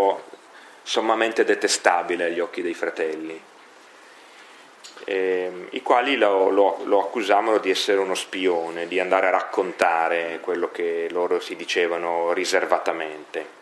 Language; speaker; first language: Italian; native; Italian